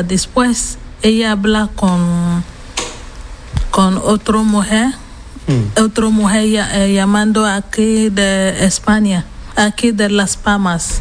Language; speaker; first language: Spanish; non-native, learner; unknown